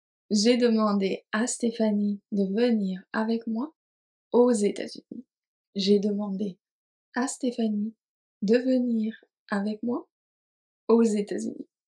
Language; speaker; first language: French; native; French